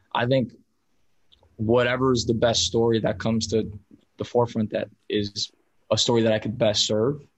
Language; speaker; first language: English; early bilingual, other home language; Spanish